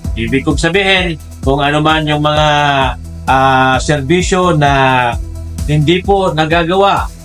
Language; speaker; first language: Filipino; non-native, local second language; Pangasinan